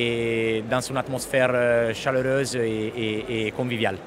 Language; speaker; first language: French; non-native, fluent; Italian